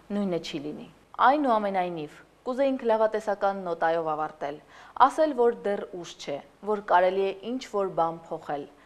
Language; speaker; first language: Armenian; native; Armenian